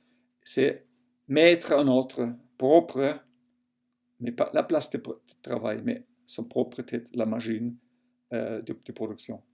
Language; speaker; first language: French; non-native, local second language; German